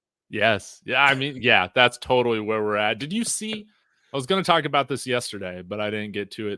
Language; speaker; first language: English; native; English